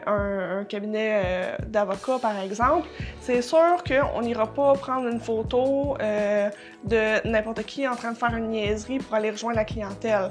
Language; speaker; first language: French; native; French